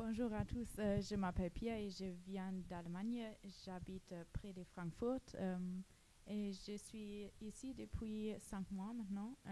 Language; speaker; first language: French; non-native, learner; German